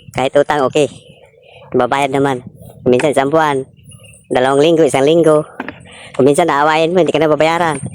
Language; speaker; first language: Filipino; non-native, local second language; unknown